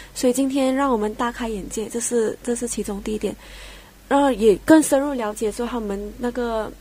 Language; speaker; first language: Chinese; native; Chinese